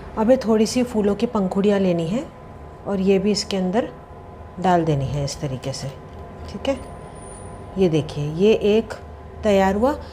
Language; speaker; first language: Hindi; non-native, local second language; Sindhi